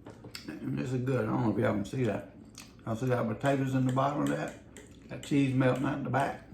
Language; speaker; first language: English; native; English